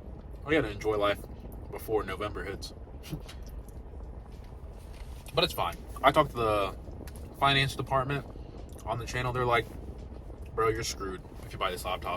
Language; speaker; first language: English; native; English